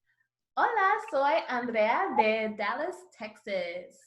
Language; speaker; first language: Spanish; non-native, learner; English